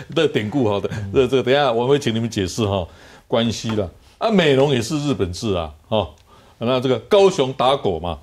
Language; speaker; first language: Chinese; native; Chinese